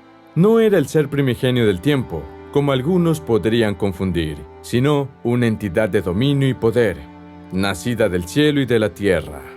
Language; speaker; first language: Spanish; native; Spanish